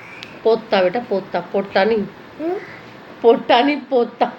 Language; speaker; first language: Hindi; native; Hindi